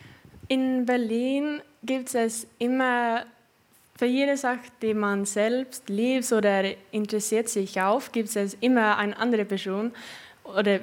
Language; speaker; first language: German; non-native, learner; Swedish